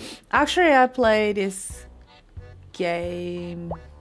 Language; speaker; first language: English; non-native, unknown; Japanese